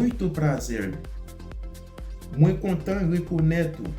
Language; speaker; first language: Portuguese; non-native, learner; Haitian Creole